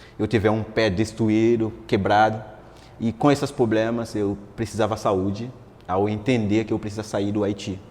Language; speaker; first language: Portuguese; non-native, fluent; Haitian Creole